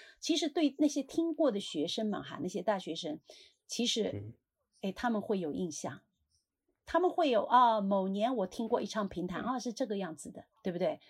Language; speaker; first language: Chinese; native; Chinese